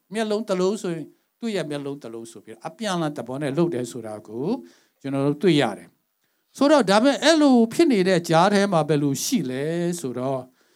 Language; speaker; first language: Burmese; non-native, local second language; Tedim Chin